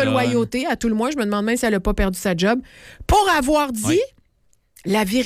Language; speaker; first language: French; native; French